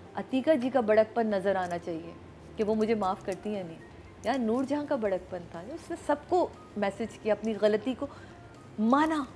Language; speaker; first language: Urdu; native; Urdu